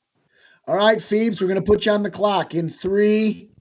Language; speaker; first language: English; native; English